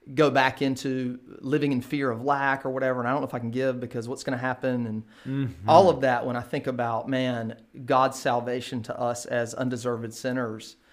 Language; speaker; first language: English; native; English